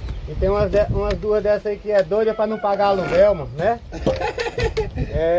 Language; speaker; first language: Portuguese; native; Portuguese